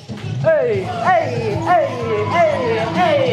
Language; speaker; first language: Chinese; non-native, fluent; Japanese